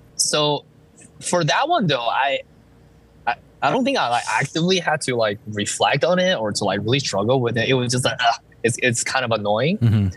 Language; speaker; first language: English; early bilingual, other home language; Chinese